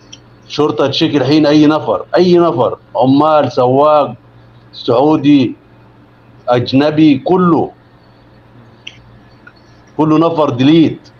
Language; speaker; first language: Arabic; non-native, learner; Bangla